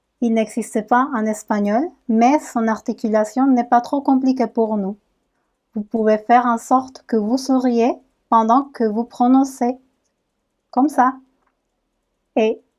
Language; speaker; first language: French; non-native, fluent; Spanish